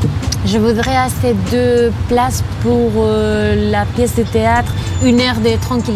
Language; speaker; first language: French; non-native, fluent; Spanish